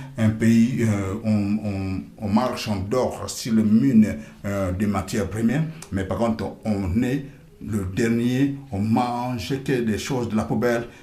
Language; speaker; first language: French; non-native, local second language; Lingala